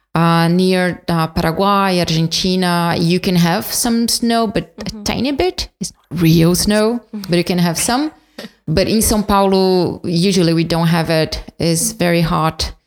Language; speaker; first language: English; non-native, fluent; Portuguese